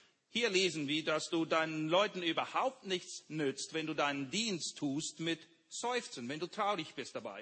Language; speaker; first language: German; native; German